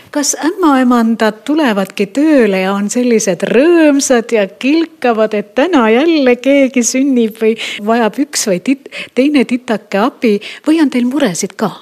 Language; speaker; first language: Estonian; native; Estonian